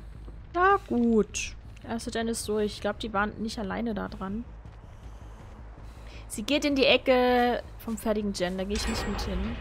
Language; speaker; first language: German; native; German